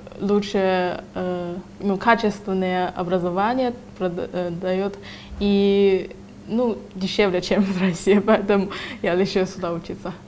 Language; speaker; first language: Russian; non-native, learner; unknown